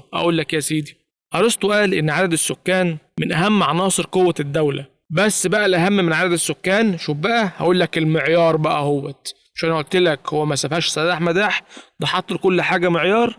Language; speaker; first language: Arabic; native; Arabic